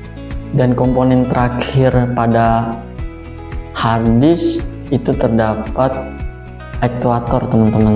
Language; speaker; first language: Indonesian; native; Indonesian